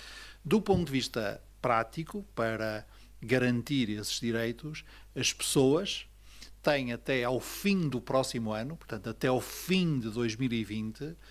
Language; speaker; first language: Portuguese; native; Portuguese